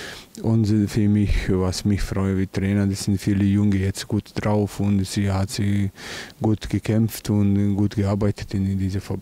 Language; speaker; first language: German; non-native, learner; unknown